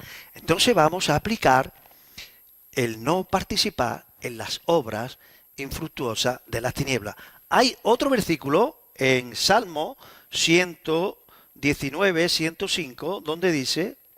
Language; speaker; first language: Spanish; native; Spanish